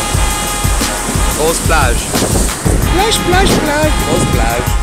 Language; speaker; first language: French; native; French